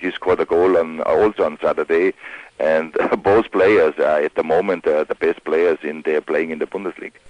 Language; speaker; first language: English; non-native, fluent; German